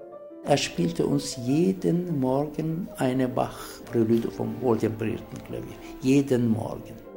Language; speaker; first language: German; non-native, fluent; Turkish